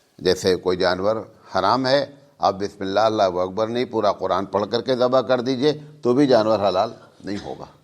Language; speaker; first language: Urdu; native; Urdu